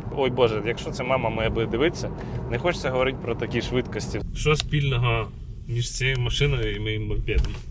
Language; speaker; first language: Ukrainian; non-native, local second language; Russian